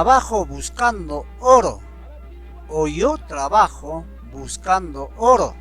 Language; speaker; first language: Spanish; non-native, local second language; Quechua